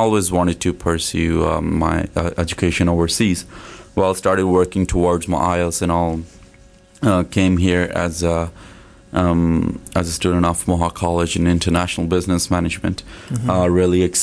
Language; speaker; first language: English; non-native, local second language; Punjabi